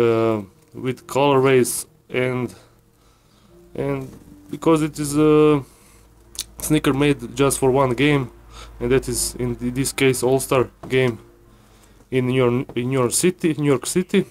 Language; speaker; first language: English; non-native, learner; Croatian